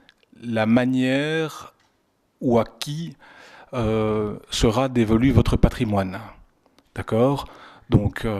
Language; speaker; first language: French; native; French